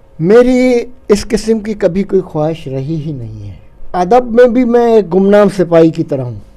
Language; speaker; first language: Urdu; non-native, local second language; Baluchi